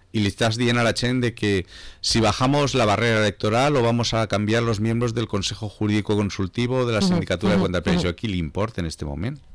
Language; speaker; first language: Spanish; non-native, local second language; Catalan